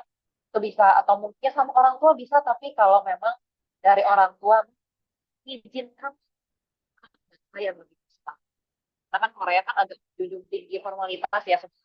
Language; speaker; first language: Indonesian; native; Indonesian